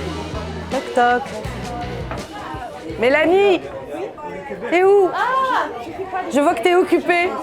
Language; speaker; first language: French; non-native, local second language; Arabic